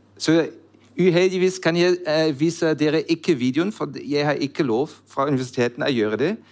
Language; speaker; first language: Norwegian; non-native, learner; German